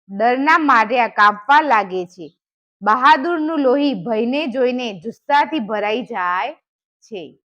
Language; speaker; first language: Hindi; non-native, local second language; Gujarati